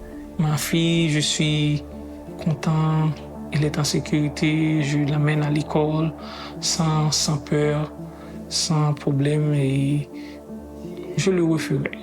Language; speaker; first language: French; non-native, local second language; Haitian Creole